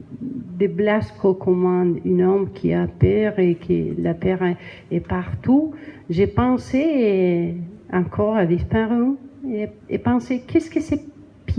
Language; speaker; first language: French; non-native, learner; Spanish